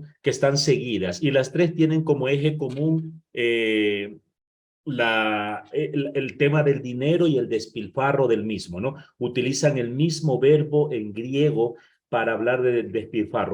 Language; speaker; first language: Spanish; native; Spanish